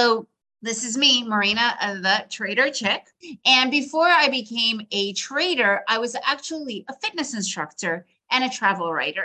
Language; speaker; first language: English; early bilingual, other home language; Russian